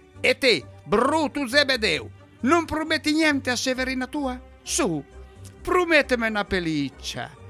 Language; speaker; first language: Italian; native; Italian